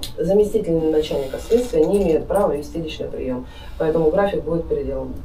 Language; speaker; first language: Russian; native; Russian